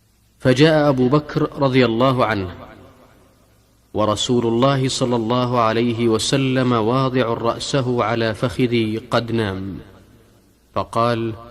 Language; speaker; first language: Arabic; native; Arabic